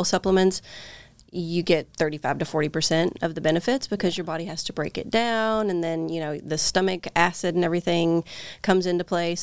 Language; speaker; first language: English; native; English